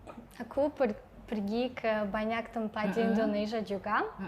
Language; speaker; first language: Indonesian; non-native, learner; Tajik